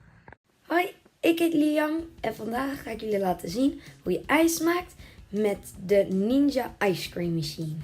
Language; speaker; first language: Dutch; native; Dutch